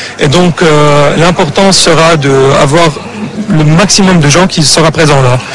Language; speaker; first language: French; non-native, local second language; Arabic